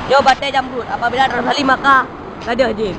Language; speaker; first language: Indonesian; non-native, local second language; Achinese